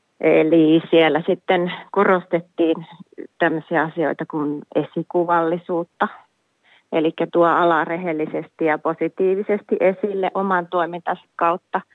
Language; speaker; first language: Finnish; native; Finnish